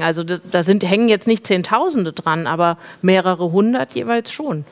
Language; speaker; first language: German; native; German